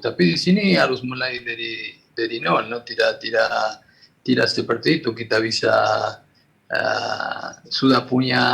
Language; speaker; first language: Indonesian; non-native, fluent; Spanish